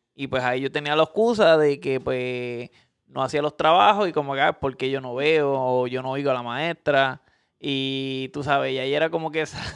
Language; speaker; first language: Spanish; native; Spanish